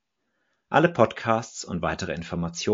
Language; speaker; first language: German; native; German